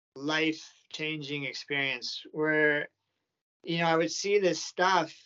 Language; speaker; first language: English; native; English